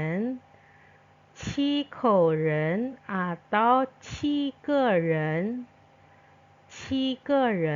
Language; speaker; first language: Chinese; non-native, fluent; Indonesian